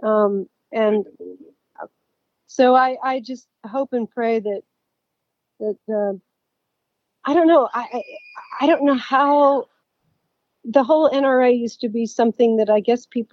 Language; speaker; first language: English; native; English